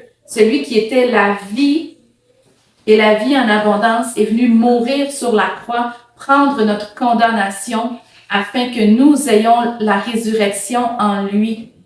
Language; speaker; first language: French; native; French